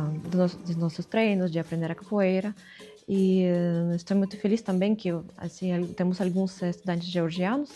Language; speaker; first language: Portuguese; non-native, fluent; Russian